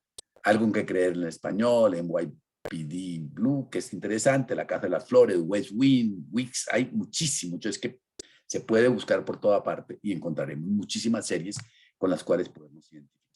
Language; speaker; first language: Spanish; native; Spanish